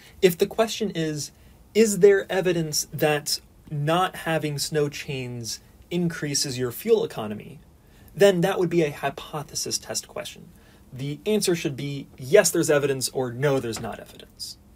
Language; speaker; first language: English; native; English